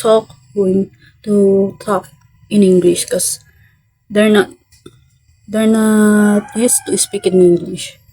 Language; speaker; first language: English; non-native, learner; Filipino